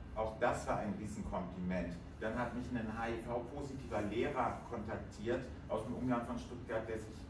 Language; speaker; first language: German; native; German